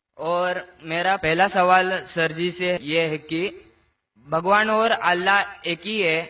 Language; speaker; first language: Hindi; non-native, local second language; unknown